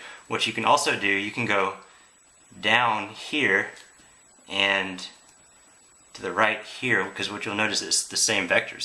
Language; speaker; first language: English; native; English